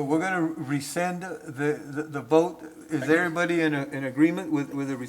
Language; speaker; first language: English; native; English